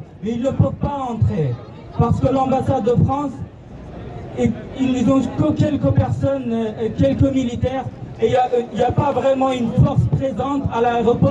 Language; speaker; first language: French; non-native, fluent; Persian